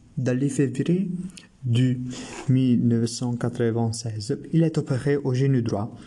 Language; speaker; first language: French; non-native, learner; Italian